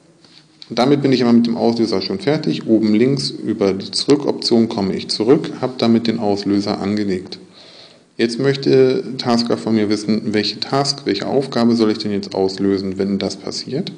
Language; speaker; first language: German; native; German